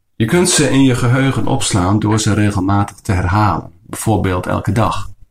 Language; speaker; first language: Dutch; non-native, local second language; Western Frisian